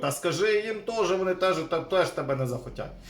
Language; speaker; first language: Ukrainian; native; Ukrainian